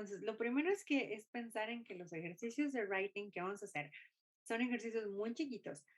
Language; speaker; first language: Spanish; non-native, fluent; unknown